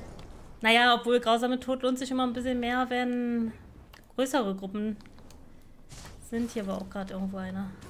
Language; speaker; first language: German; native; German